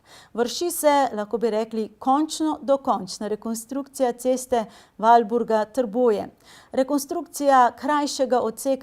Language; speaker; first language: Slovenian; native; Slovenian